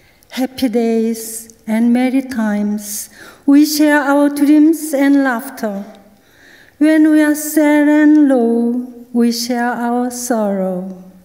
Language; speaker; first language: English; non-native, fluent; Korean